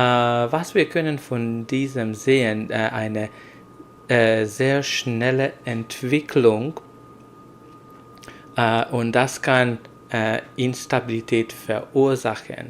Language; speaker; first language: German; non-native, learner; Hungarian